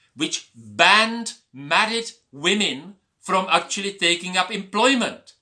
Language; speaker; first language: English; non-native, fluent; Czech